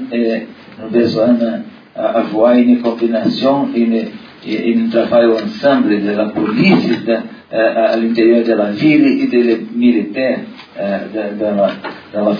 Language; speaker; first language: French; non-native, learner; Portuguese